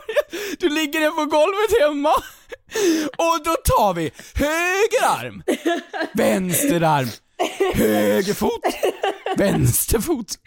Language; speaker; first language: Swedish; native; Swedish